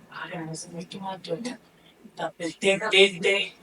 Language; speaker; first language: Portuguese; non-native, learner; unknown